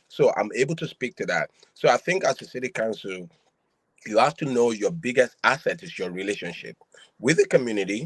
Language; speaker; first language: English; non-native, local second language; Yoruba